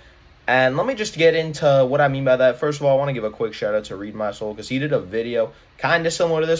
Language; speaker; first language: English; native; English